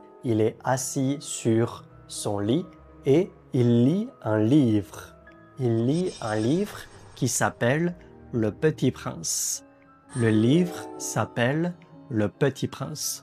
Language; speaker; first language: French; native; French